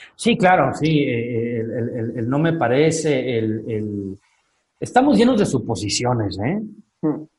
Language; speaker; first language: Spanish; native; Spanish